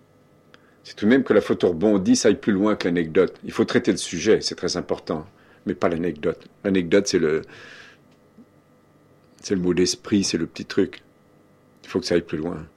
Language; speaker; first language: French; native; French